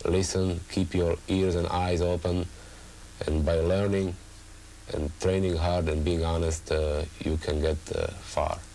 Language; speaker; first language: English; non-native, fluent; Slovak